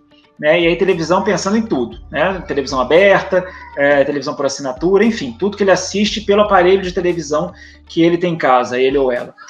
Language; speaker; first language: Portuguese; native; Portuguese